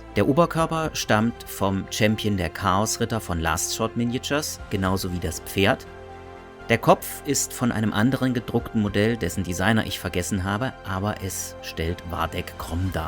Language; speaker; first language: German; native; German